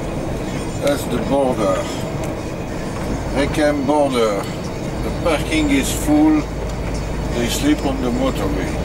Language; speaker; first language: English; non-native, learner; French